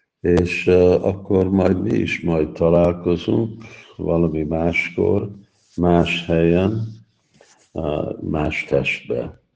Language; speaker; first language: Hungarian; early bilingual, heritage; Hungarian